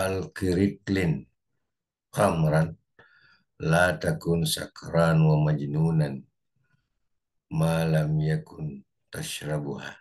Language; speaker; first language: Arabic; non-native, fluent; Indonesian